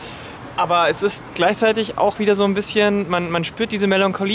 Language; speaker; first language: German; native; German